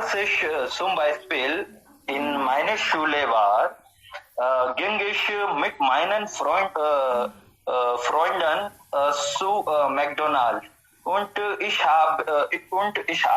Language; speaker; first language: German; non-native, learner; Hindi